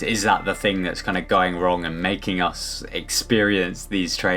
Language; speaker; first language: English; native; English